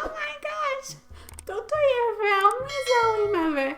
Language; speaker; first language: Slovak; non-native, learner; Portuguese